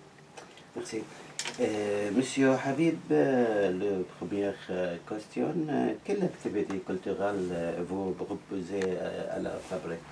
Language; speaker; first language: French; non-native, learner; Arabic